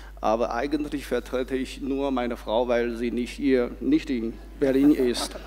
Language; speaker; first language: German; non-native, fluent; Chinese